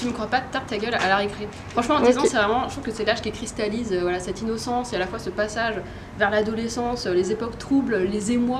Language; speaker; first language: French; native; French